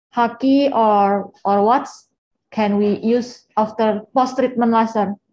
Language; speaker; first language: English; non-native, learner; Indonesian